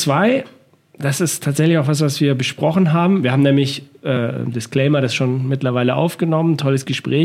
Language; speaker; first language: German; native; German